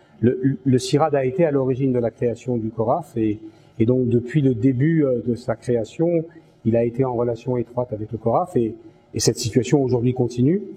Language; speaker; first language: French; native; French